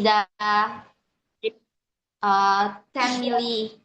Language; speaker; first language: English; non-native, learner; Indonesian